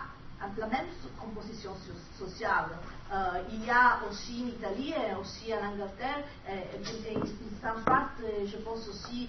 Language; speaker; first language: French; non-native, learner; Italian